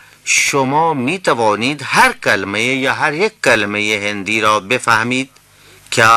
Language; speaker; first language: Persian; non-native, fluent; Urdu